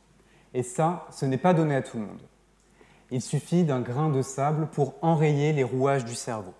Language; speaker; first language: French; native; French